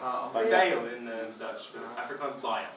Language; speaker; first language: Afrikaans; non-native, fluent; English